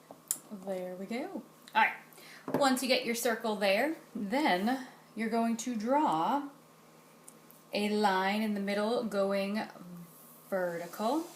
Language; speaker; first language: English; native; English